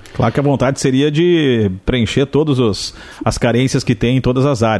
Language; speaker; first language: Portuguese; native; Portuguese